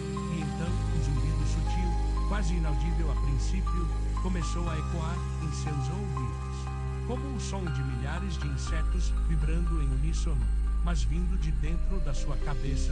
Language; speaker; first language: Portuguese; native; Portuguese